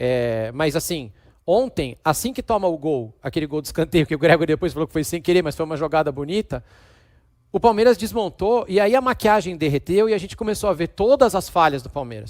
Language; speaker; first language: Portuguese; native; Portuguese